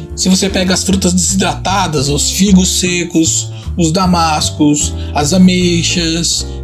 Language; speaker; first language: Portuguese; non-native, fluent; Italian